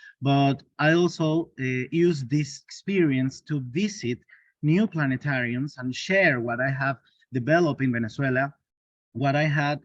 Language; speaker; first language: English; non-native, learner; Spanish